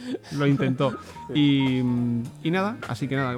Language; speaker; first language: Spanish; native; Spanish